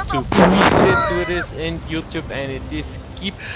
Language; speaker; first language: German; native; German